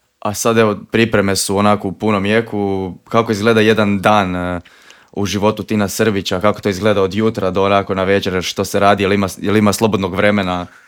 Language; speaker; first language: Croatian; native; Croatian